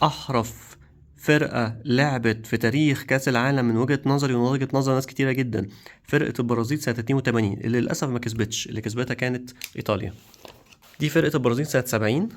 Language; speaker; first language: Arabic; native; Arabic